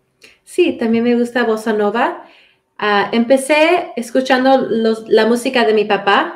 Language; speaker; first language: Spanish; early bilingual, heritage; Spanish